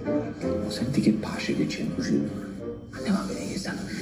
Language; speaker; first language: Italian; native; Italian